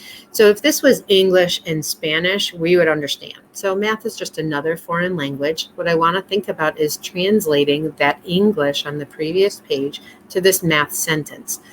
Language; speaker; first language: English; native; English